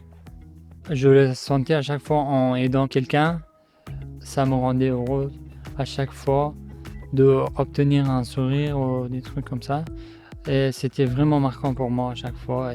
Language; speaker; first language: French; non-native, fluent; Persian